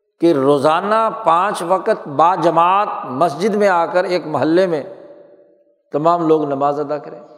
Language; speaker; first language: Urdu; native; Urdu